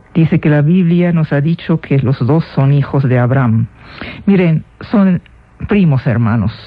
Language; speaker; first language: Spanish; non-native, fluent; Arabic